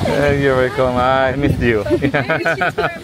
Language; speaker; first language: English; non-native, learner; Korean